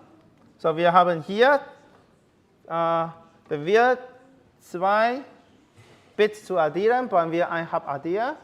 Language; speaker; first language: German; non-native, learner; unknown